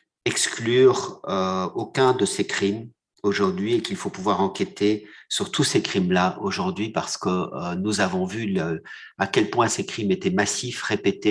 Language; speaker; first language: French; native; French